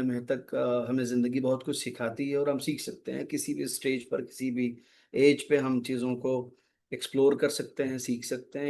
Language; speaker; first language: Hindi; native; Hindi